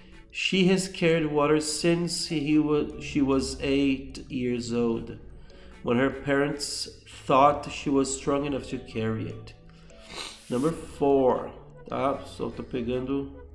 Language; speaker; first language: English; non-native, fluent; Portuguese